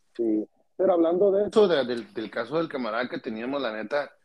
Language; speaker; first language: Spanish; early bilingual, heritage; Spanish